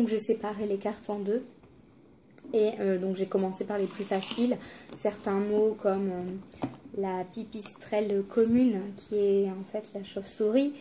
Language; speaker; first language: French; native; French